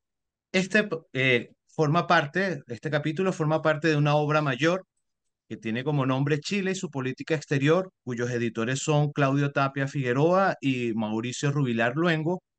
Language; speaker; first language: Spanish; native; Spanish